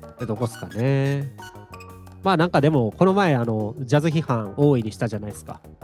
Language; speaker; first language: Japanese; native; Japanese